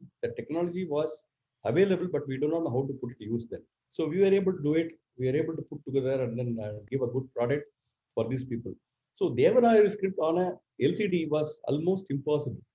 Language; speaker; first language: English; non-native, local second language; Tamil